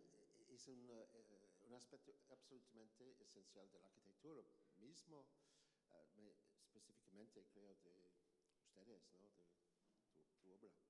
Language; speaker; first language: Spanish; non-native, learner; English